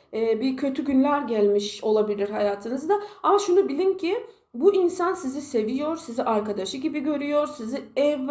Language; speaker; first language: Turkish; non-native, fluent; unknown